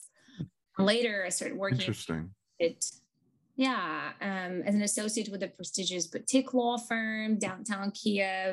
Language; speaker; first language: English; non-native, fluent; Ukrainian